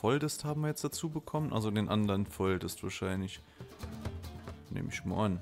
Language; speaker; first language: German; native; German